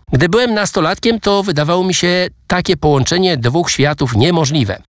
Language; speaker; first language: Polish; native; Polish